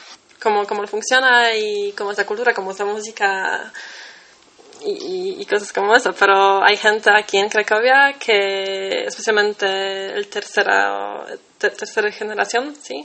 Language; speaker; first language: Spanish; non-native, fluent; Polish